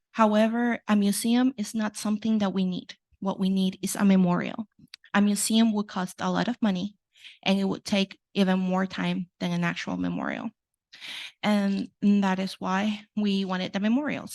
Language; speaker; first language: English; non-native, fluent; Spanish